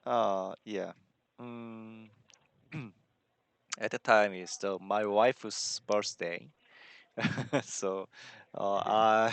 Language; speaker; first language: English; non-native, learner; Korean